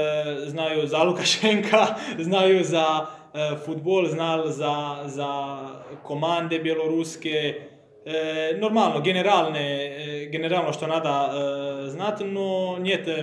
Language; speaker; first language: Russian; non-native, learner; Croatian